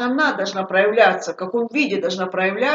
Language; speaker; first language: Russian; native; Russian